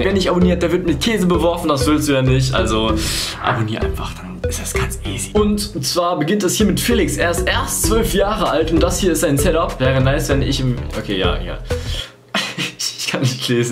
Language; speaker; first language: German; native; German